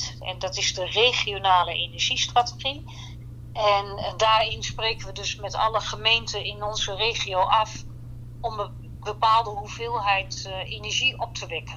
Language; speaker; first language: Dutch; native; Dutch